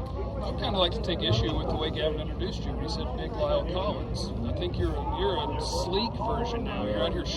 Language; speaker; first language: English; native; English